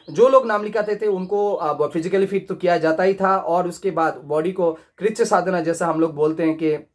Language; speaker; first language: Hindi; non-native, local second language; Bangla